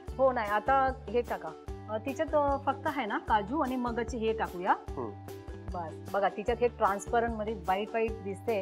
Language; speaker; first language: Marathi; non-native, local second language; Kachhi